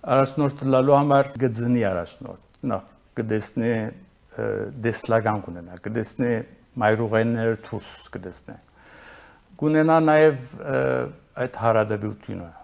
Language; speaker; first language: Armenian; early bilingual, heritage; Arabic